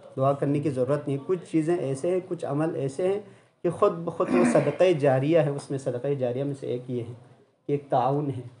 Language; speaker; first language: Urdu; non-native, local second language; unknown